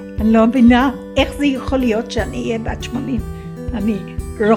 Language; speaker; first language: Hebrew; non-native, fluent; English